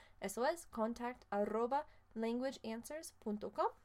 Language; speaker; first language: Spanish; non-native, fluent; English